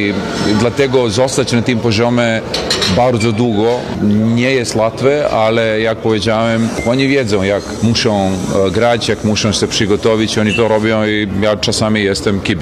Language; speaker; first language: Polish; non-native, fluent; Serbian